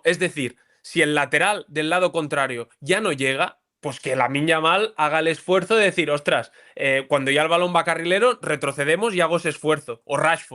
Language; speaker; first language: Spanish; native; Spanish